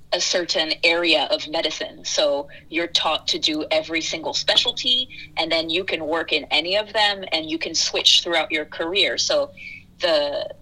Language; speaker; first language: English; early bilingual, other home language; French